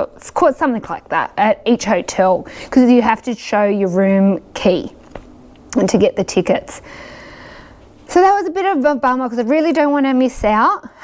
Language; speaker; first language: English; native; English